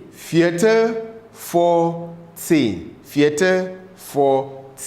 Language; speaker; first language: German; non-native, fluent; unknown